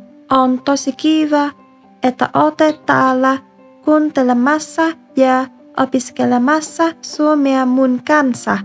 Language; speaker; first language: Finnish; non-native, fluent; Vietnamese